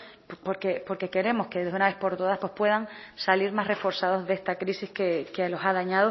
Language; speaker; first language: Spanish; native; Spanish